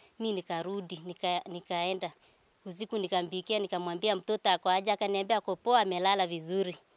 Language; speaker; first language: Swahili; non-native, local second language; Kalenjin